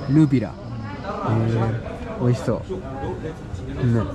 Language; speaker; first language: Japanese; native; Japanese